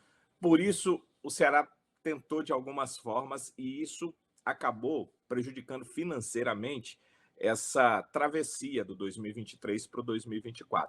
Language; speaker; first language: Portuguese; native; Portuguese